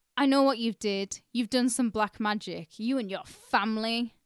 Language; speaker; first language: English; early bilingual, other home language; Hindi